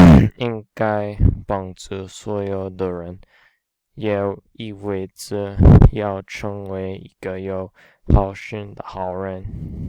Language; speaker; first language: Chinese; non-native, learner; English